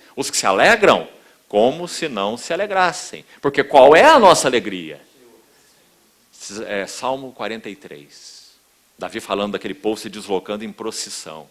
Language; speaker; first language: Portuguese; native; Portuguese